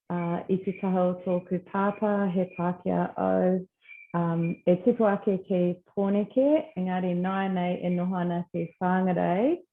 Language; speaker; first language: Māori; non-native, local second language; English